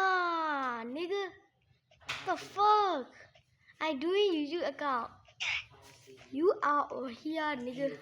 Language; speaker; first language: English; non-native, learner; Burmese